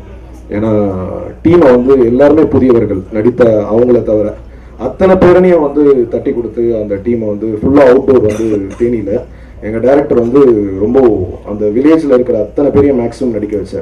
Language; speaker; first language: Tamil; native; Tamil